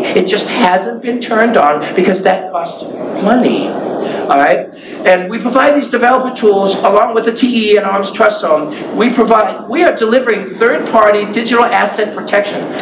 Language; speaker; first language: English; native; English